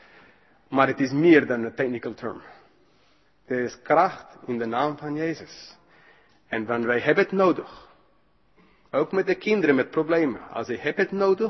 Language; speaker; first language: Dutch; non-native, fluent; English